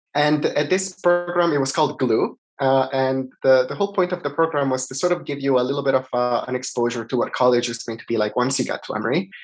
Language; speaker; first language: English; non-native, fluent; Italian